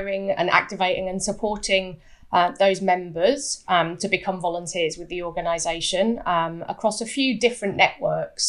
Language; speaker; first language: English; native; English